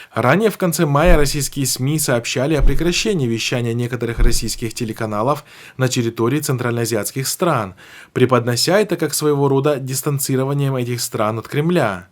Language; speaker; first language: Russian; native; Russian